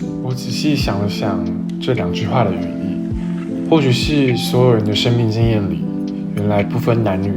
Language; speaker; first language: Chinese; native; Chinese